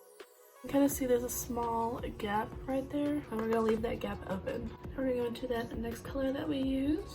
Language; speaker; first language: English; native; English